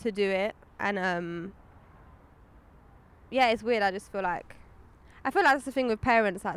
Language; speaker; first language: English; native; English